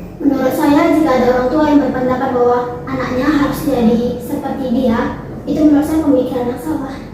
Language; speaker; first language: Indonesian; native; Indonesian